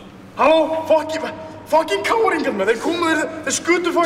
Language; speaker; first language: Icelandic; native; Icelandic